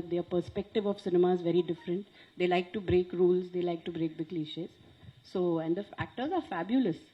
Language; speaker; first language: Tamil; non-native, local second language; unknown